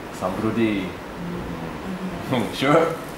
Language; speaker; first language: Thai; native; Thai